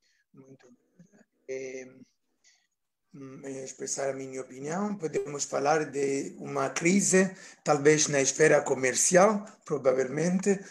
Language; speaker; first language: Portuguese; non-native, fluent; Italian